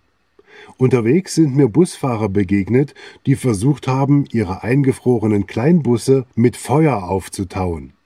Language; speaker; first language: German; native; German